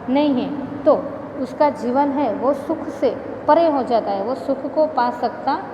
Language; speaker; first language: Hindi; non-native, local second language; Gujarati